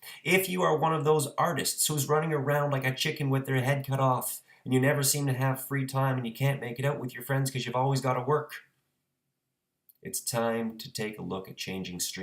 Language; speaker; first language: English; native; English